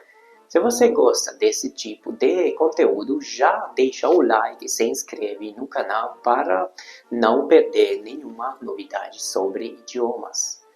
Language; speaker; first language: Portuguese; non-native, fluent; Hungarian